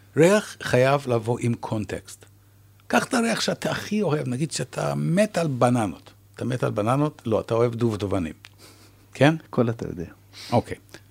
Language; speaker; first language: Hebrew; non-native, fluent; English